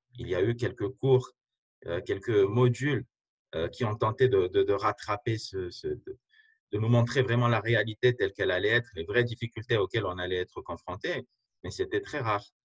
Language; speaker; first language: French; non-native, local second language; Arabic